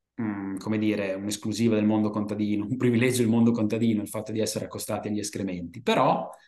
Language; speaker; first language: Italian; native; Italian